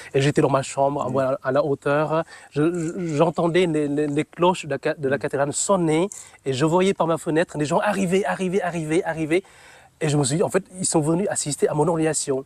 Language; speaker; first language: French; non-native, fluent; Vietnamese